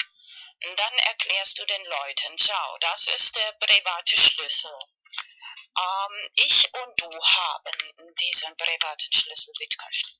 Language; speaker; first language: German; non-native, learner; Spanish